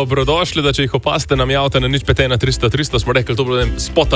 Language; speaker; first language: Slovenian; native; Slovenian